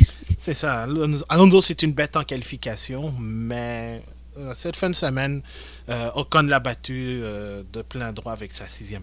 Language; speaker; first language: French; native; French